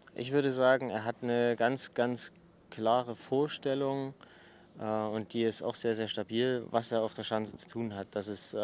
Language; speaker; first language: German; native; German